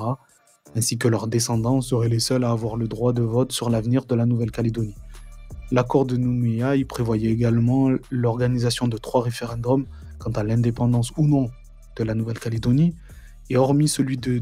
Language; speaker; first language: French; native; French